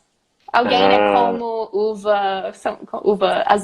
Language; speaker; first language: Portuguese; non-native, fluent; English